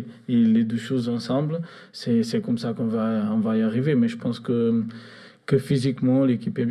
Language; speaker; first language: French; non-native, fluent; Portuguese